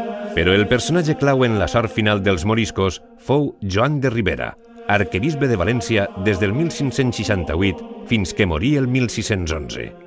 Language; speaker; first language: Catalan; native; Catalan